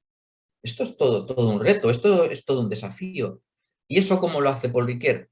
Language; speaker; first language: Spanish; native; Spanish